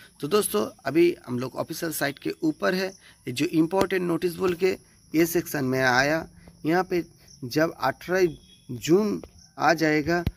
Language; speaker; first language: Hindi; non-native, local second language; Bangla